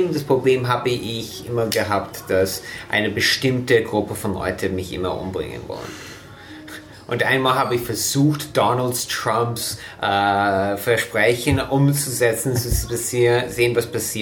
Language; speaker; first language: German; non-native, fluent; English